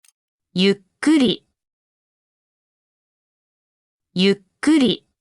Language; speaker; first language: Japanese; native; Japanese